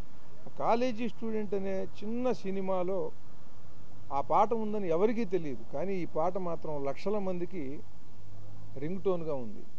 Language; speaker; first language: Telugu; native; Telugu